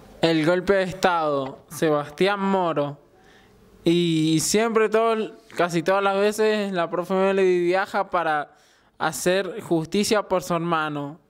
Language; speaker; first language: Spanish; native; Spanish